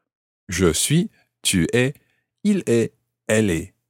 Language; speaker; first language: French; non-native, fluent; English